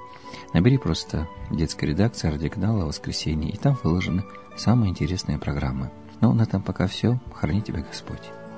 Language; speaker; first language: Russian; native; Russian